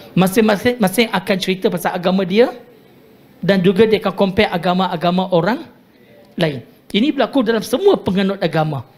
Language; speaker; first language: Malay; non-native, local second language; Tamil